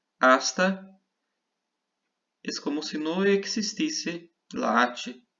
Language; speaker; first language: Spanish; non-native, fluent; Portuguese